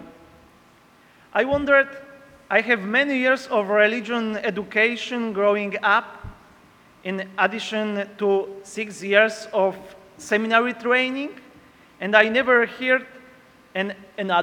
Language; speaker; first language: English; non-native, learner; Polish